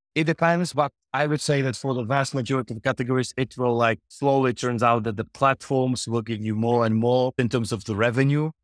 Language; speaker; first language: English; non-native, fluent; Czech